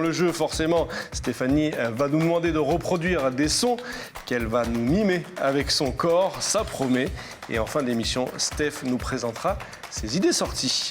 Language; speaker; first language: French; native; French